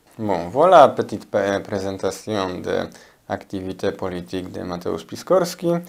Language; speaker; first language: French; non-native, learner; Polish